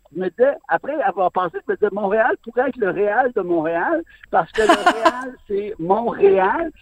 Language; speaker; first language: French; native; French